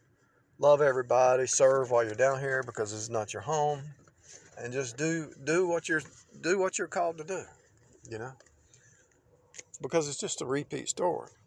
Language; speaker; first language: English; native; English